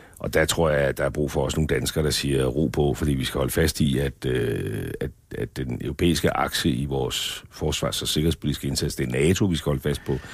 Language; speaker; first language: Danish; native; Danish